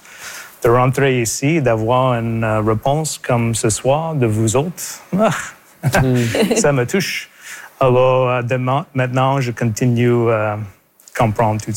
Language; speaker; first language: French; non-native, local second language; English